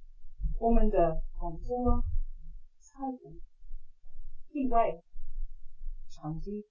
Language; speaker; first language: Chinese; non-native, fluent; English